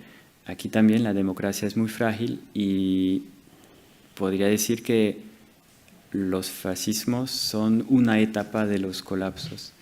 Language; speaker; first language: Spanish; non-native, fluent; French